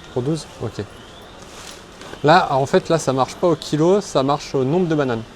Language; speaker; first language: French; native; French